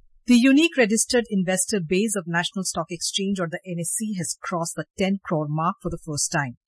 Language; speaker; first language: English; non-native, local second language; Hindi